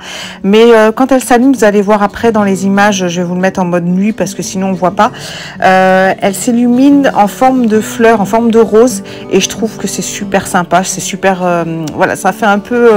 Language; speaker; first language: French; native; French